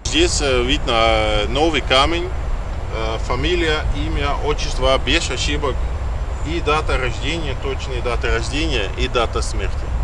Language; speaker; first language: Russian; non-native, fluent; Dutch